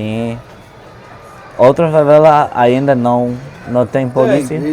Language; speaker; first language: Portuguese; non-native, learner; English